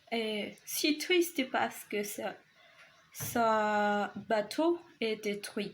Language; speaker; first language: French; non-native, learner; Spanish